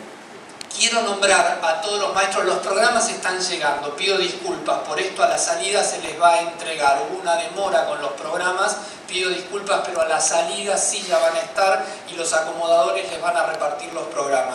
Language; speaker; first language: Spanish; native; Spanish